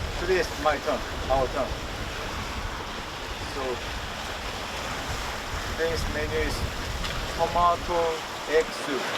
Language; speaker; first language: English; non-native, learner; Korean